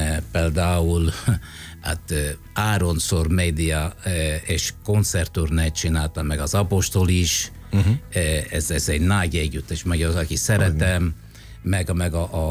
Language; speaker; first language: Hungarian; non-native, fluent; Italian